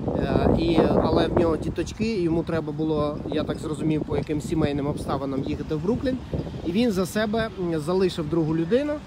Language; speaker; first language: Ukrainian; non-native, local second language; Russian